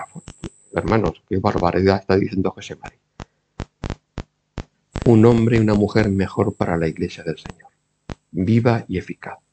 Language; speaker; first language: Spanish; native; Spanish